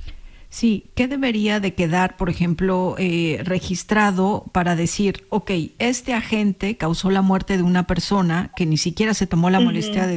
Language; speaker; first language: Spanish; native; Spanish